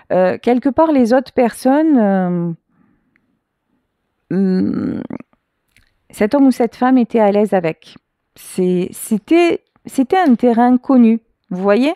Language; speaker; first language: French; native; French